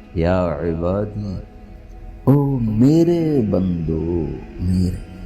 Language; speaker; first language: Urdu; non-native, local second language; Punjabi